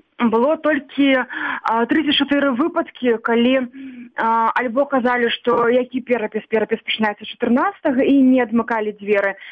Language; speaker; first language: Belarusian; non-native, local second language; Russian